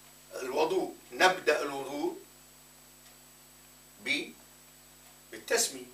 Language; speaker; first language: Arabic; non-native, fluent; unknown